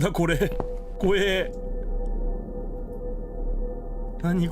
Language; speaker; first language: Japanese; native; Japanese